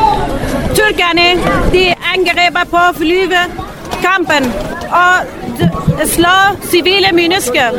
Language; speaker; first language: Danish; non-native, learner; Kurdish